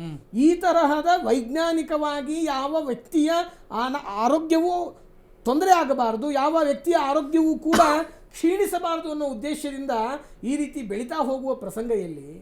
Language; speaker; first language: Kannada; native; Kannada